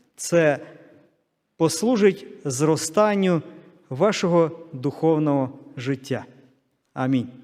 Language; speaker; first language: Ukrainian; non-native, local second language; Russian